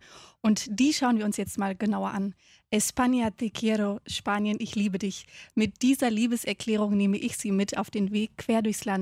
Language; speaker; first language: German; native; German